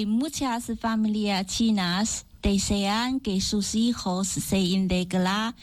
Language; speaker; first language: Spanish; non-native, learner; Chinese